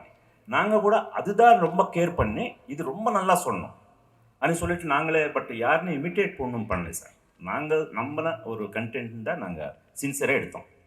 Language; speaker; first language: Tamil; non-native, local second language; Telugu